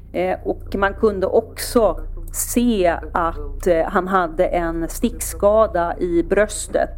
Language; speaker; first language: Swedish; native; Swedish